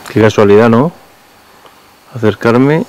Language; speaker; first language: Spanish; native; Spanish